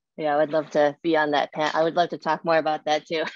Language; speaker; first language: English; native; English